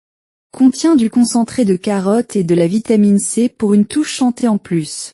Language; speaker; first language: French; non-native, learner; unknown